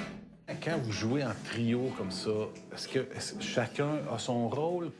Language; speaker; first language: French; native; French